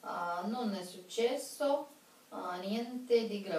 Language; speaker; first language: Italian; non-native, learner; Russian